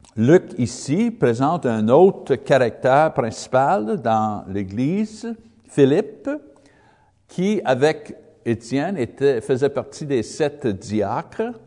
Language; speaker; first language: French; non-native, learner; English